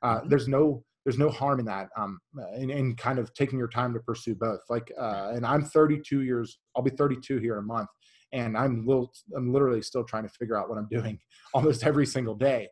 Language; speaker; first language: English; native; English